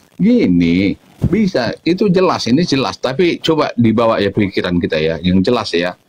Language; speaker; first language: Indonesian; native; Indonesian